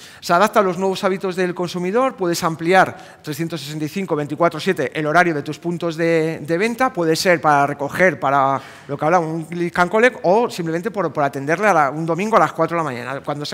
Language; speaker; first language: Spanish; native; Spanish